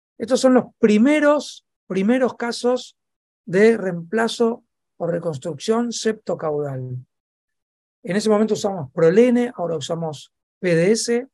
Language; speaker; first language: Spanish; native; Spanish